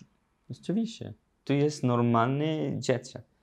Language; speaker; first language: Polish; non-native, learner; Arabic